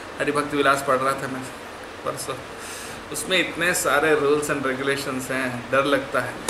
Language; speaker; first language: Hindi; non-native, local second language; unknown